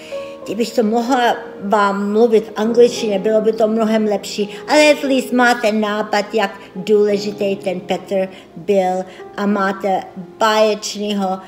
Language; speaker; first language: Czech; early bilingual, heritage; Czech